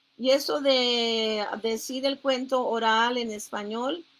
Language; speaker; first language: Spanish; early bilingual, heritage; Spanish